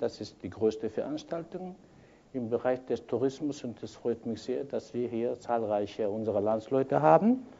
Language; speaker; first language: German; non-native, fluent; Kyrgyz